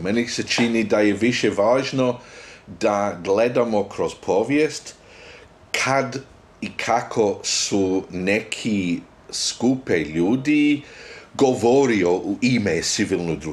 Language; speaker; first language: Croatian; non-native, fluent; English